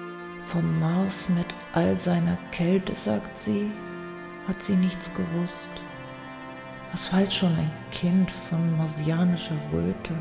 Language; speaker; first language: German; native; German